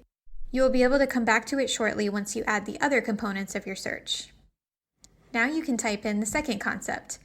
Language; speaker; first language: English; native; English